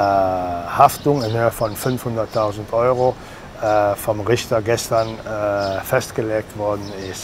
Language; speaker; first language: German; non-native, fluent; Spanish